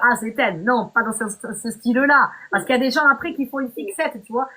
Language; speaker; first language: French; native; French